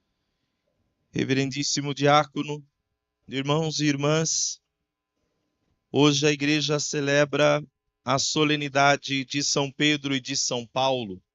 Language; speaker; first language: Portuguese; native; Portuguese